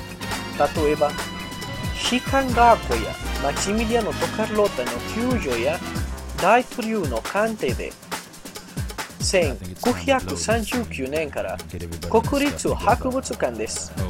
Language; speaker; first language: Japanese; non-native, learner; Spanish